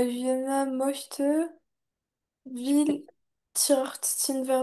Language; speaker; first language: German; non-native, learner; French